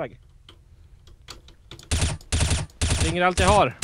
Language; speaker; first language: Swedish; native; Swedish